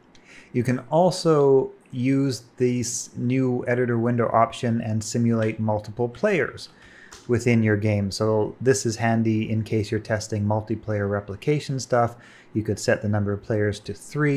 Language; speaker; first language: English; native; English